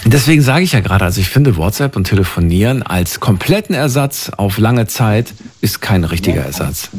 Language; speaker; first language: German; native; German